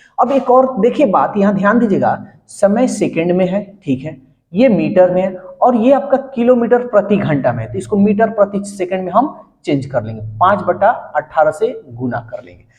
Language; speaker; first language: Hindi; native; Hindi